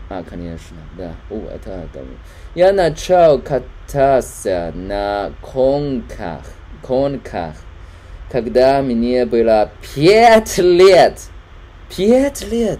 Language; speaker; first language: Russian; non-native, learner; Chinese